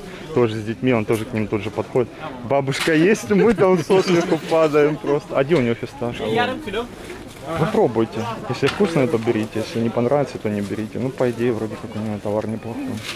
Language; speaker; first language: Russian; native; Russian